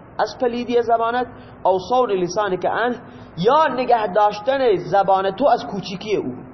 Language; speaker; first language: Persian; non-native, local second language; Baluchi